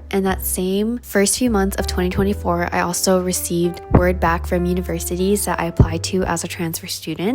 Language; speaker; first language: English; native; English